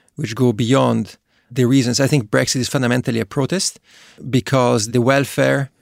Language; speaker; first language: English; non-native, fluent; Italian